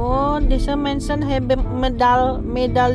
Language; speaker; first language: Dutch; non-native, learner; Indonesian